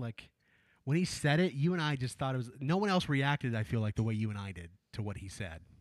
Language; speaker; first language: English; early bilingual, other home language; Spanish